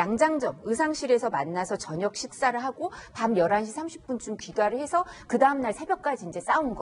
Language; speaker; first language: Korean; native; Korean